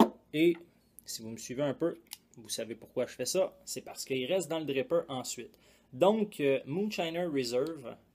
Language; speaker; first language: French; native; French